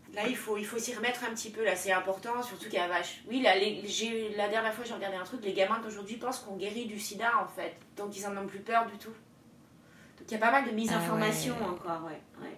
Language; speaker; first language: French; native; French